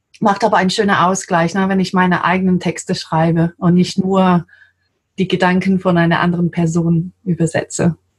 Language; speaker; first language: German; non-native, fluent; English